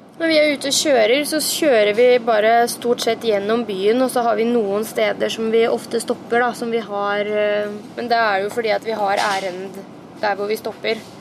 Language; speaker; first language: Norwegian; native; Norwegian